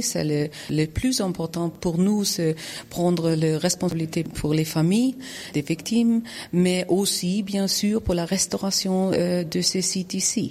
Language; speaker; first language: French; non-native, learner; German